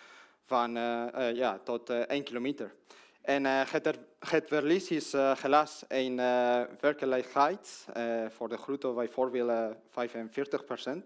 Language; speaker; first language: Dutch; non-native, learner; Spanish